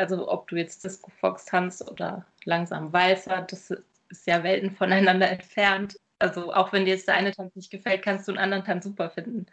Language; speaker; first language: German; native; German